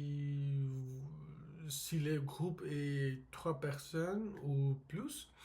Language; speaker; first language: French; non-native, learner; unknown